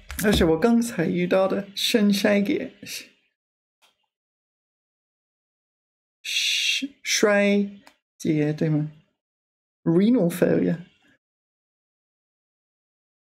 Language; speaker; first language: Chinese; non-native, learner; English